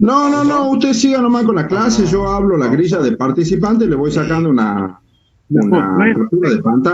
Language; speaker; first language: Spanish; native; Spanish